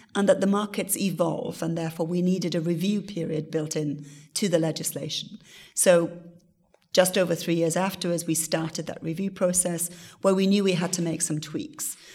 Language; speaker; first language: English; native; English